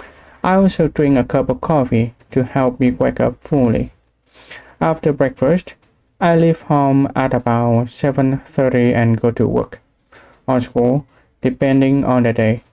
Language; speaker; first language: English; non-native, learner; Vietnamese